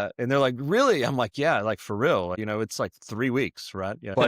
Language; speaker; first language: English; native; English